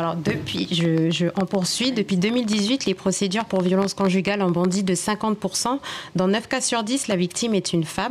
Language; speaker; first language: French; native; French